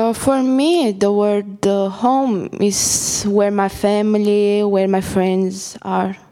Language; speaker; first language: English; non-native, fluent; Italian